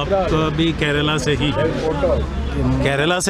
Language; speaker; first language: Hindi; native; Hindi